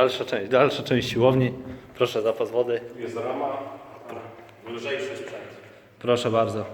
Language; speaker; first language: Polish; native; Polish